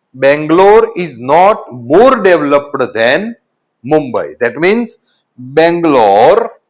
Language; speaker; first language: English; non-native, local second language; Gujarati